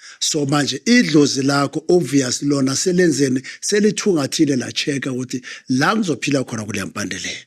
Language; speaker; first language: Zulu; native; Zulu